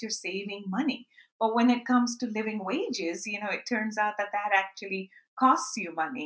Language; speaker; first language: English; non-native, local second language; Urdu